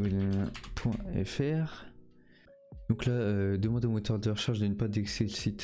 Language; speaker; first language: French; native; French